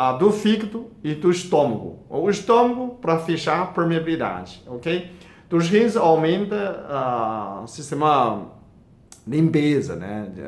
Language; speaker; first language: Portuguese; non-native, fluent; Chinese